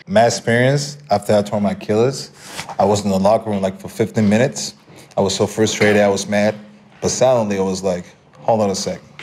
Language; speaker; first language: English; non-native, fluent; Spanish